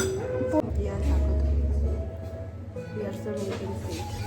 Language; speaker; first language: English; non-native, learner; Tibetan